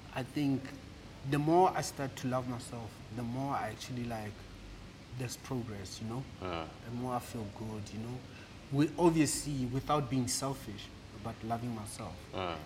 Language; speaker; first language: English; non-native, local second language; Southern Sotho